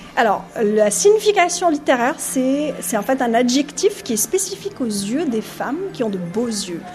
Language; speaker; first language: French; non-native, local second language; Arabic